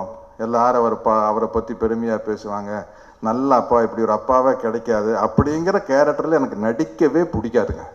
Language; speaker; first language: Tamil; native; Tamil